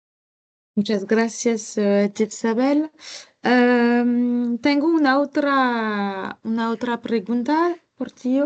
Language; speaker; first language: Spanish; non-native, learner; French